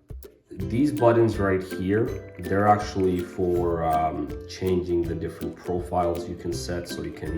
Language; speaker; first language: English; native; English